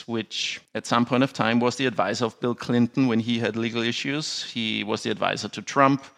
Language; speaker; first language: English; non-native, fluent; German